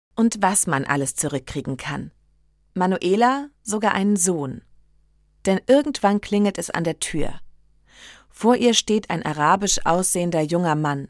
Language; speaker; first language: German; native; German